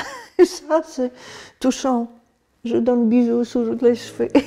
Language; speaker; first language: French; non-native, learner; Polish